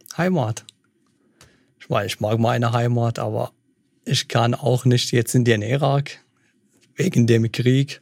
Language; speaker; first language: German; non-native, fluent; Arabic